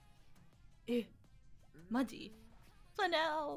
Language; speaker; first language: Japanese; non-native, learner; English